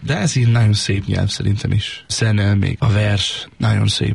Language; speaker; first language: Hungarian; non-native, learner; Danish